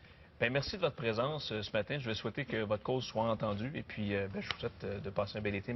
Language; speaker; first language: French; native; French